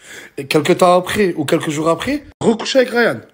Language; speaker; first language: French; native; French